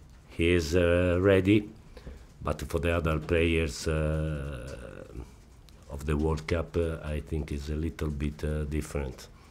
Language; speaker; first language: English; non-native, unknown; Italian